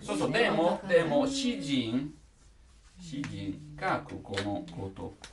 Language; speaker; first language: Japanese; non-native, learner; Italian